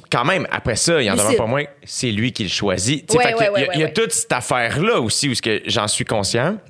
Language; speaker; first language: French; native; French